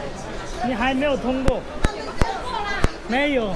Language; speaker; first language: Chinese; non-native, learner; Bangla